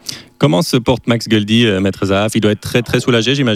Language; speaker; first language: French; native; French